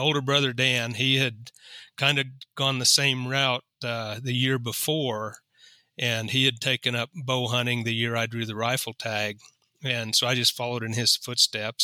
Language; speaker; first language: English; native; English